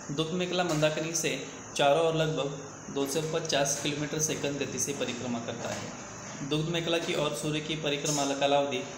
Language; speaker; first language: Hindi; non-native, local second language; Marathi